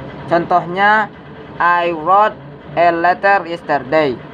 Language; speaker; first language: English; non-native, learner; Indonesian